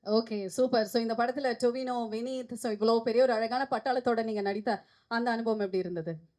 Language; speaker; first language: Tamil; native; Tamil